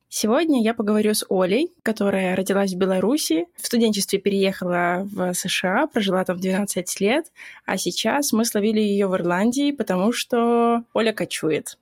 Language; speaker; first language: Russian; native; Russian